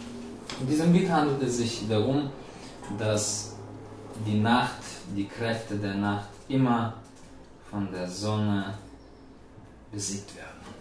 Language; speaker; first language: German; non-native, fluent; Russian